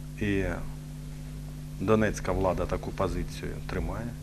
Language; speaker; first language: Ukrainian; non-native, local second language; Russian